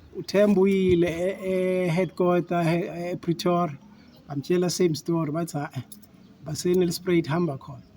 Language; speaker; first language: Zulu; non-native, local second language; Swati